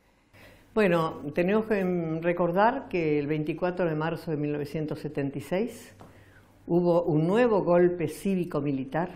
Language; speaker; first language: Spanish; native; Spanish